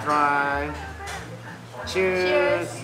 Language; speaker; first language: English; non-native, learner; Indonesian